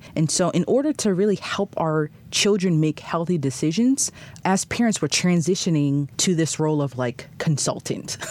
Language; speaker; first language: English; native; English